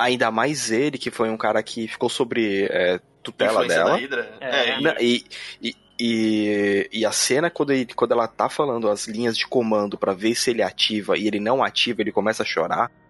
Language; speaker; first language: Portuguese; native; Portuguese